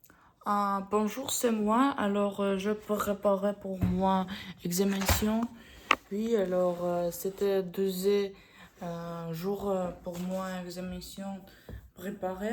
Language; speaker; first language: French; non-native, learner; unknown